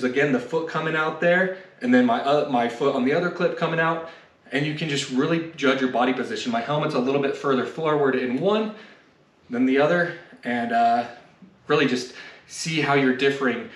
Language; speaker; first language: English; native; English